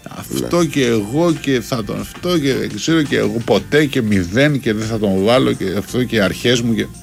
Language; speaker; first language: Greek; native; Greek